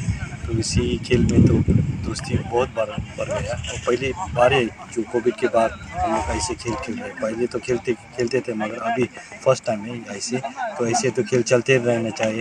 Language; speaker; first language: Hindi; non-native, fluent; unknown